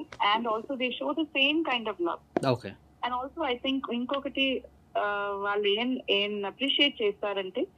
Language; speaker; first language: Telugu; non-native, fluent; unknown